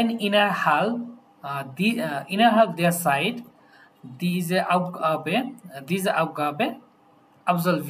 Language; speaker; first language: German; non-native, fluent; Bangla